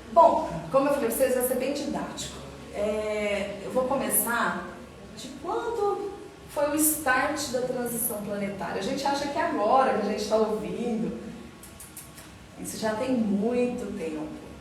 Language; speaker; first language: Portuguese; native; Portuguese